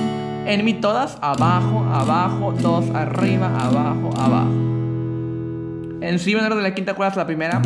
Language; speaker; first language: Spanish; native; Spanish